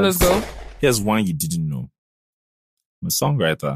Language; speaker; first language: English; non-native, local second language; Igbo